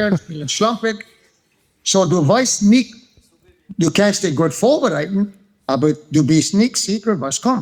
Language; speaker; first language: German; non-native, fluent; English